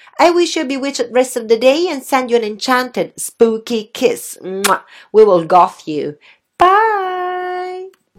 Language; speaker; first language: English; non-native, fluent; Italian